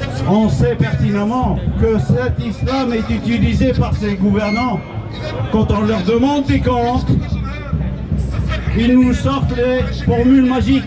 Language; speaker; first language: French; non-native, local second language; Arabic